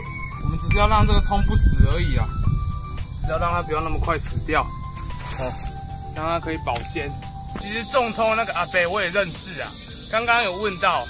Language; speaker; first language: Chinese; native; Chinese